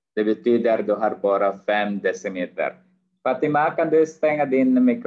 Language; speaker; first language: Swedish; non-native, fluent; Arabic